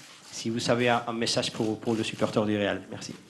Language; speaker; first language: French; non-native, fluent; Spanish